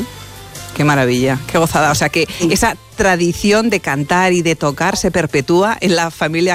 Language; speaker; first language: Spanish; native; Spanish